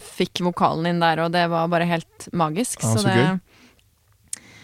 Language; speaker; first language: Norwegian; native; Norwegian